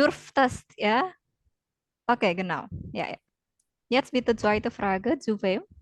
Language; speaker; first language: German; non-native, fluent; Indonesian